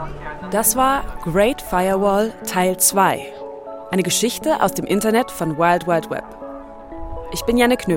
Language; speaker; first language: German; native; German